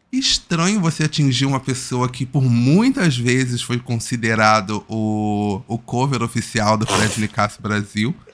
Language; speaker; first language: Portuguese; native; Portuguese